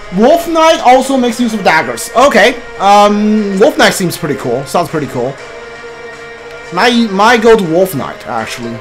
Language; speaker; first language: English; native; English